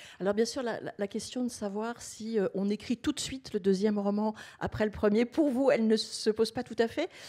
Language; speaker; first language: French; native; French